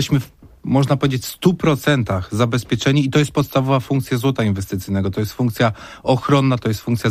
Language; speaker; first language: Polish; native; Polish